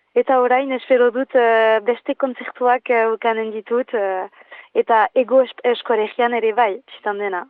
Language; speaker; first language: Basque; non-native, local second language; French